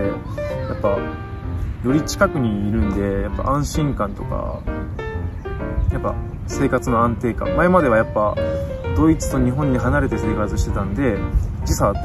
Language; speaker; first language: Japanese; native; Japanese